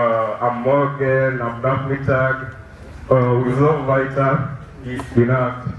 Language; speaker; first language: German; non-native, learner; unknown